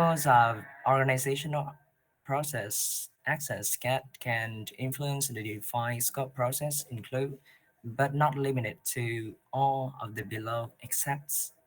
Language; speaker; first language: English; non-native, learner; Vietnamese